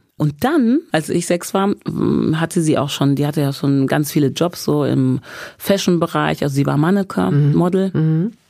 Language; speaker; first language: German; early bilingual, other home language; English